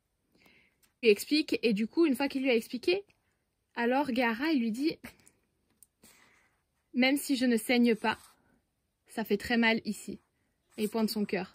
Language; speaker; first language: French; native; French